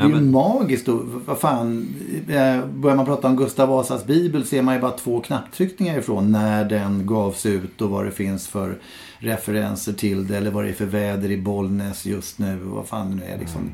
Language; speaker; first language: Swedish; native; Swedish